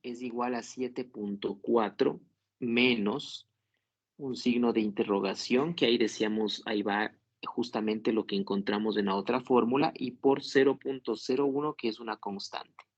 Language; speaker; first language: Spanish; native; Spanish